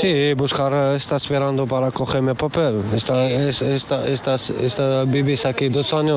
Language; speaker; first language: Spanish; non-native, learner; Arabic